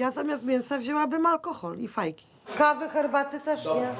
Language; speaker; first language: Polish; native; Polish